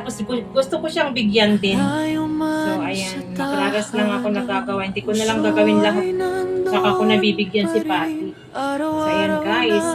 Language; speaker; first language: Filipino; native; Filipino